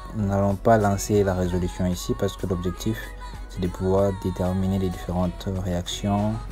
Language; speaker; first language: French; non-native, local second language; Lingala